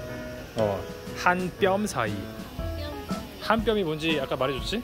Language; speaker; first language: Korean; native; Korean